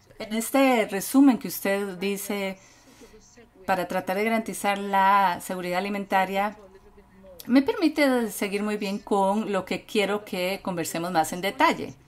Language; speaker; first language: Spanish; non-native, fluent; English